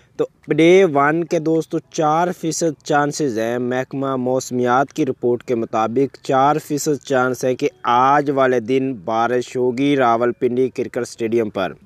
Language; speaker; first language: Urdu; native; Urdu